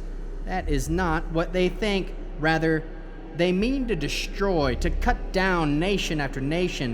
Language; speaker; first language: English; native; English